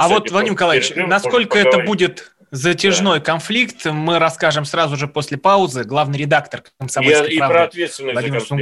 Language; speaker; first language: Russian; native; Russian